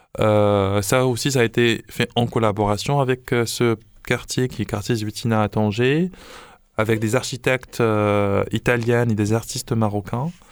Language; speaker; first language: French; non-native, local second language; Arabic